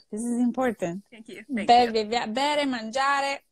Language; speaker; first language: English; non-native, fluent; Italian